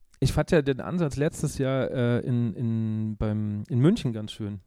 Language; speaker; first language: German; native; German